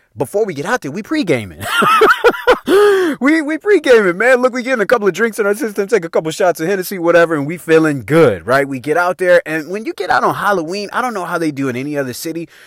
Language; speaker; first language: English; native; English